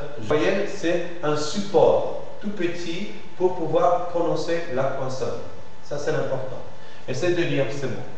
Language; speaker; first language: French; non-native, fluent; Spanish